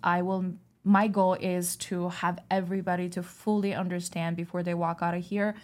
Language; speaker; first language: English; non-native, fluent; Chinese